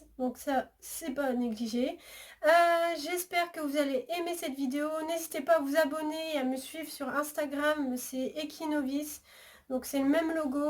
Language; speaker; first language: French; native; French